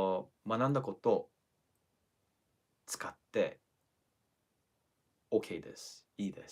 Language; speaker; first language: Japanese; non-native, learner; English